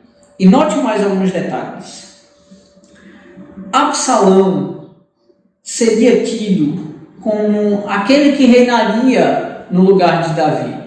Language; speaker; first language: Portuguese; native; Portuguese